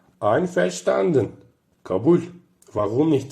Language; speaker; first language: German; non-native, fluent; Turkish